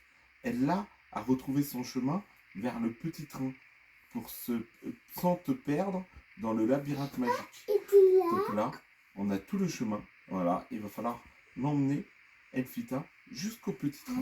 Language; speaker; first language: French; native; French